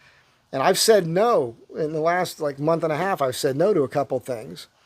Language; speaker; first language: English; native; English